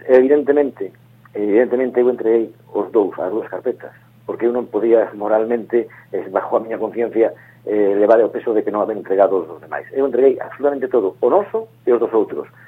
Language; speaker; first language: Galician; non-native, local second language; Spanish